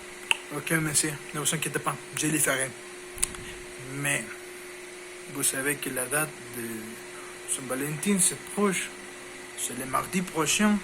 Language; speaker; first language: French; non-native, learner; Spanish